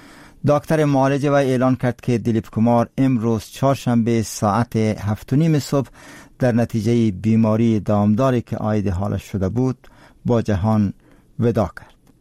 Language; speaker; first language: Persian; native; Persian